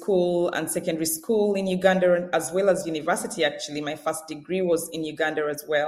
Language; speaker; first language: English; non-native, local second language; Ganda